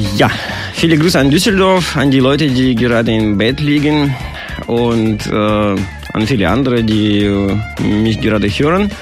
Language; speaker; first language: German; non-native, fluent; Russian